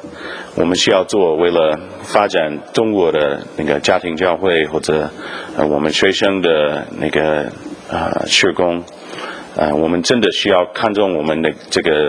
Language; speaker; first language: Chinese; non-native, fluent; English